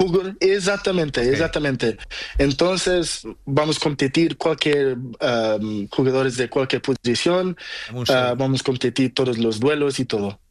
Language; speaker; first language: Spanish; non-native, learner; Portuguese